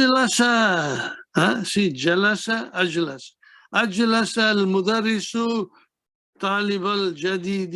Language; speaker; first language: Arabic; non-native, fluent; Urdu